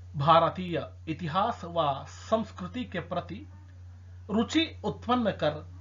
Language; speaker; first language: Hindi; non-native, local second language; Telugu